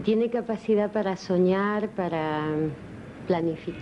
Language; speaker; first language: Spanish; native; Spanish